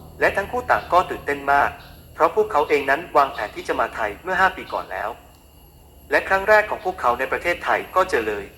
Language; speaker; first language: Thai; native; Thai